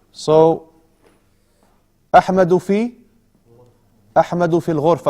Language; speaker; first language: Arabic; non-native, fluent; English